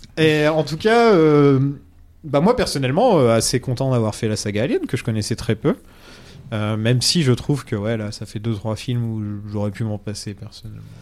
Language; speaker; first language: French; native; French